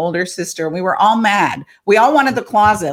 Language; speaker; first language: English; native; English